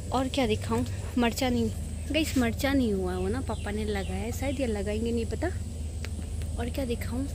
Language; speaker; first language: Hindi; non-native, local second language; Nepali